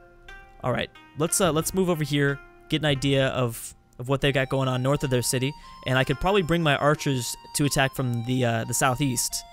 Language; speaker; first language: English; native; English